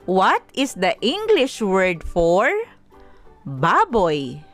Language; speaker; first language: English; non-native, local second language; Filipino